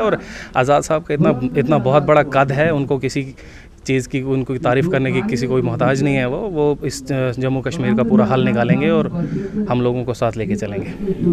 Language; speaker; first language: Hindi; native; Hindi